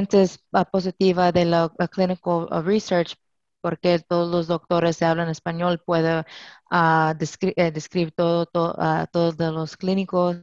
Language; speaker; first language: Spanish; non-native, learner; English